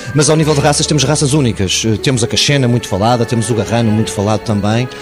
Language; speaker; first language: Portuguese; native; Portuguese